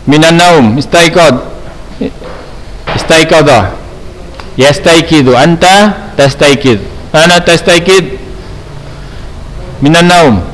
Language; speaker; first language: Arabic; non-native, fluent; Indonesian